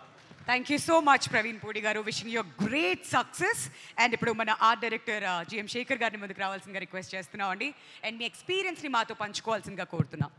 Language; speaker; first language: Telugu; native; Telugu